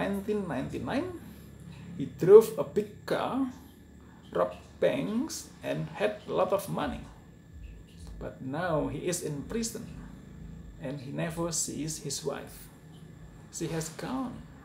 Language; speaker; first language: English; non-native, fluent; Indonesian